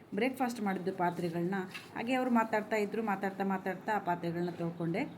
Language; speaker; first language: Kannada; non-native, local second language; Konkani